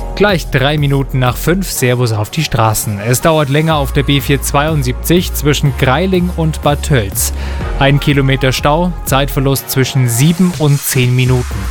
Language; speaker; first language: German; native; German